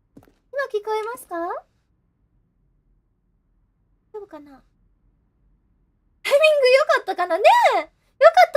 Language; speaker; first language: Japanese; non-native, fluent; English